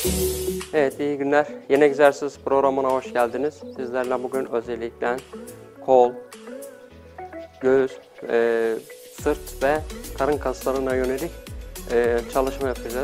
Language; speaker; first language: Turkish; native; Turkish